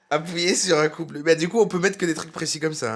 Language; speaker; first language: French; native; French